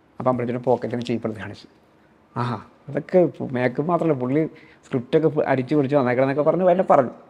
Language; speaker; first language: Malayalam; native; Malayalam